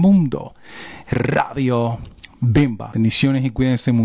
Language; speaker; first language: Spanish; native; Spanish